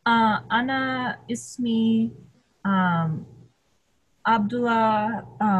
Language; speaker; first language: Arabic; non-native, learner; English